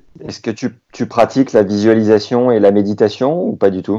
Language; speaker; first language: French; non-native, fluent; Spanish